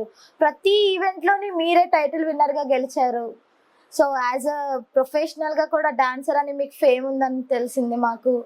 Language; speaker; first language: Telugu; native; Telugu